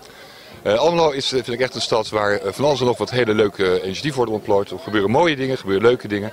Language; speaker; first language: Dutch; native; Dutch